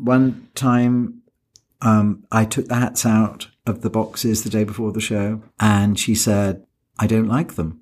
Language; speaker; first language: English; native; English